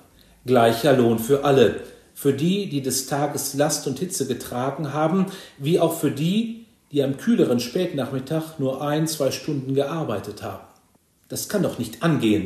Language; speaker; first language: German; native; German